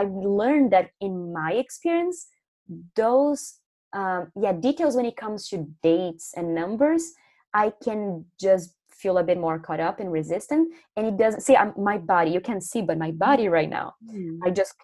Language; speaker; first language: English; non-native, fluent; Portuguese